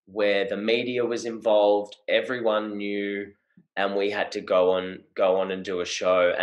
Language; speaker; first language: English; native; English